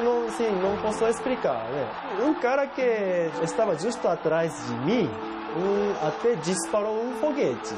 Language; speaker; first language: Portuguese; non-native, learner; Japanese